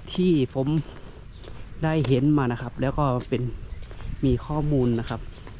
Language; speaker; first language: Thai; native; Thai